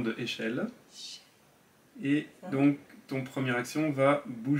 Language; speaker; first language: French; native; French